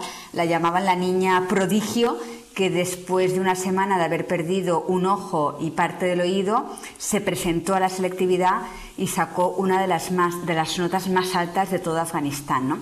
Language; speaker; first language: Spanish; native; Spanish